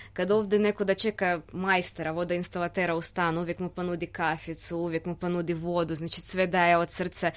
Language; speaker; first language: Serbian; non-native, fluent; Russian